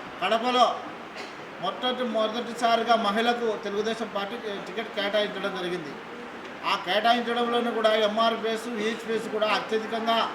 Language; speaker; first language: Telugu; native; Telugu